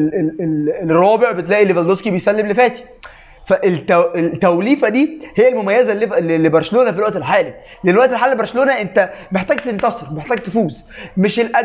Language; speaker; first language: Arabic; native; Arabic